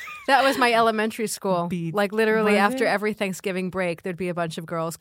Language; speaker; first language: English; native; English